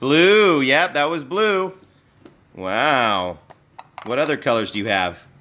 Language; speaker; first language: English; native; English